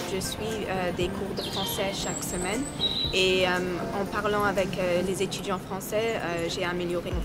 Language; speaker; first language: French; non-native, fluent; English